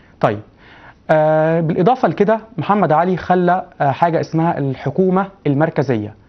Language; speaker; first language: Arabic; native; Arabic